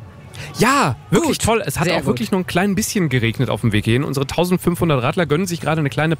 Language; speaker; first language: German; native; German